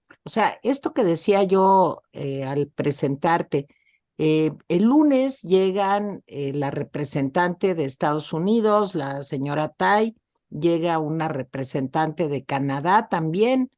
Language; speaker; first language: Spanish; native; Spanish